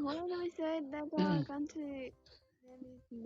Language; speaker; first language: English; non-native, learner; Bangla